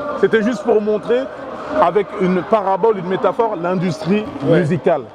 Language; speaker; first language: French; early bilingual, other home language; Lingala